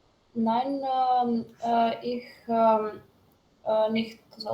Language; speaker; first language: German; non-native, learner; Macedonian